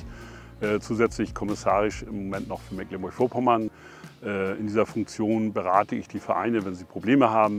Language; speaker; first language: German; native; German